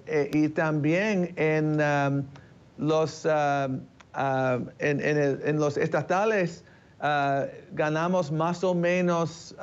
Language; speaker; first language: Spanish; early bilingual, heritage; English